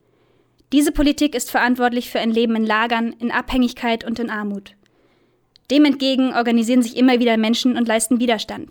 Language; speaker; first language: German; native; German